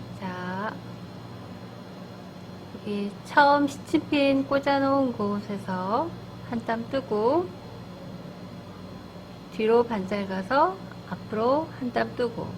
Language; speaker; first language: Korean; native; Korean